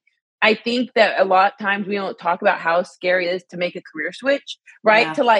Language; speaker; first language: English; native; English